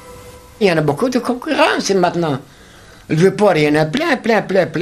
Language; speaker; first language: French; non-native, learner; Arabic